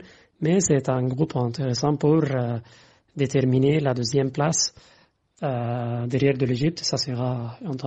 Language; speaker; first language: French; non-native, fluent; Arabic